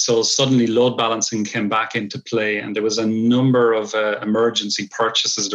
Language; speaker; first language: English; native; English